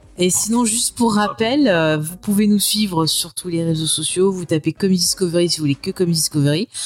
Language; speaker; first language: French; native; French